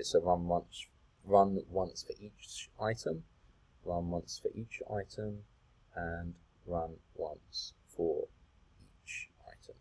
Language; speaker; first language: English; native; English